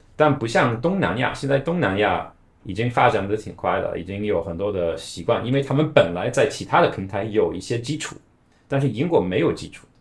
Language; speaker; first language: Chinese; non-native, fluent; English